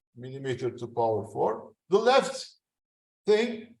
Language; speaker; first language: English; non-native, fluent; Turkish